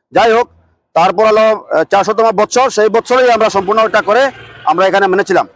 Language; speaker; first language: Bangla; non-native, local second language; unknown